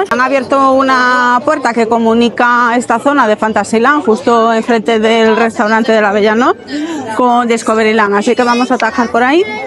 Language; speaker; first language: Spanish; native; Spanish